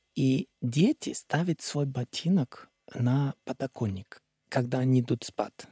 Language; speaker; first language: Russian; non-native, fluent; Icelandic